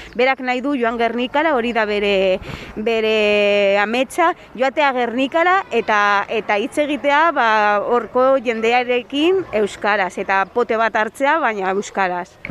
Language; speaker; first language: Basque; non-native, local second language; Spanish